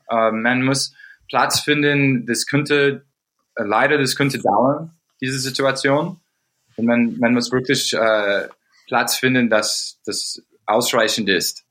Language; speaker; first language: German; non-native, fluent; English